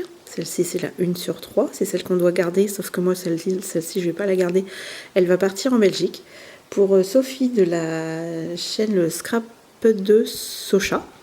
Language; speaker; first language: French; native; French